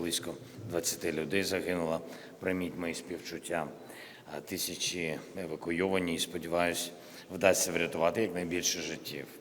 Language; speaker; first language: Ukrainian; non-native, local second language; Russian